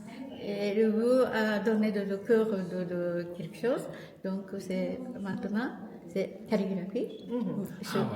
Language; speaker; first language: French; non-native, learner; Japanese